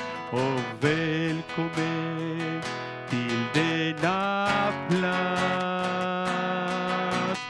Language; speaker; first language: Swedish; non-native, fluent; Spanish